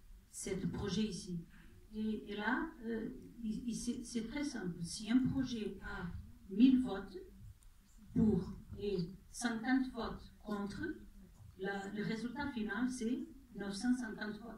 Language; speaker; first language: French; non-native, fluent; Portuguese